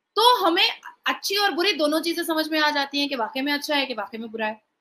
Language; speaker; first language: Hindi; native; Hindi